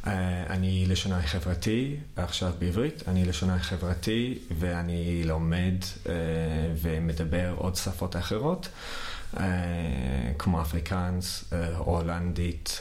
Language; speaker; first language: Hebrew; non-native, learner; English